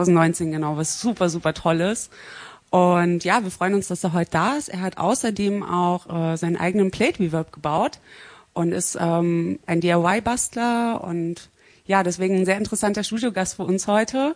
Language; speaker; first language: German; native; German